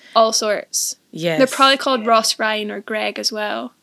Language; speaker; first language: English; native; English